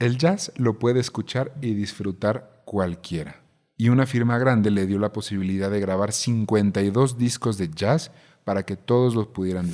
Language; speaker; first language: Spanish; native; Spanish